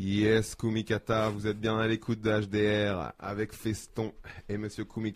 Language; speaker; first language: French; native; French